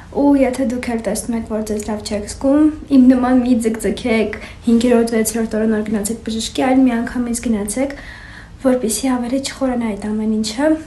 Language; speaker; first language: Armenian; early bilingual, heritage; Armenian